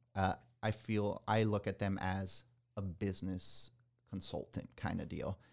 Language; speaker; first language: English; early bilingual, other home language; Spanish